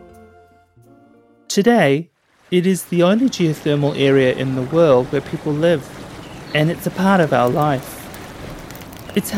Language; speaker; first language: English; native; English